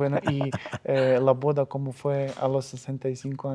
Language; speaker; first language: Spanish; non-native, fluent; Ukrainian